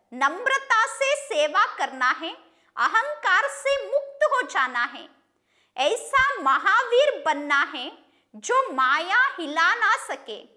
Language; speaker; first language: Hindi; non-native, local second language; Kannada